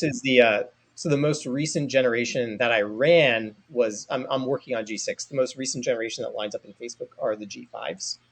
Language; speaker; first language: English; native; English